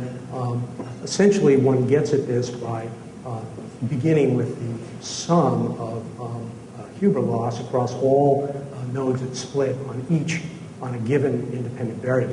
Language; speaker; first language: English; native; English